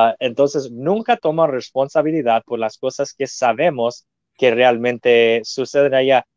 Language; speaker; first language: Spanish; non-native, fluent; English